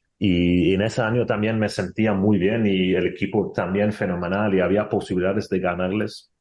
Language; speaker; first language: Spanish; non-native, fluent; Swedish